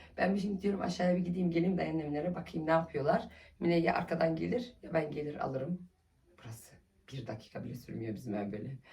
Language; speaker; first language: Turkish; early bilingual, heritage; Turkish